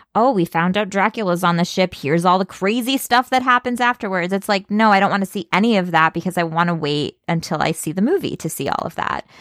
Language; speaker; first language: English; early bilingual, other home language; Norwegian